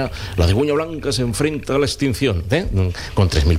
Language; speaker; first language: Spanish; native; Spanish